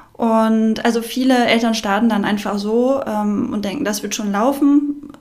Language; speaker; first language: German; non-native, fluent; French